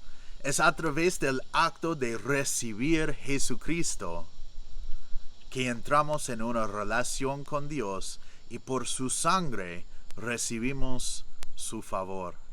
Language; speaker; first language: Spanish; non-native, fluent; English